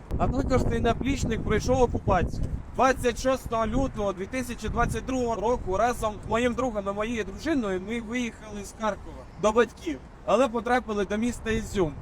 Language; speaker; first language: Ukrainian; non-native, local second language; Russian